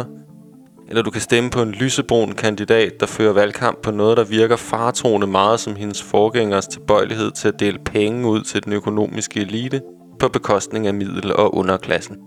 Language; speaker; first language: Danish; native; Danish